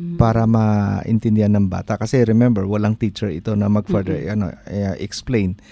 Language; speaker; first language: Filipino; non-native, local second language; Hiligaynon